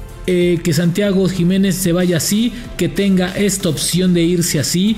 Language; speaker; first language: Spanish; native; Spanish